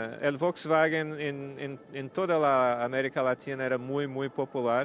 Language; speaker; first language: Spanish; non-native, fluent; Portuguese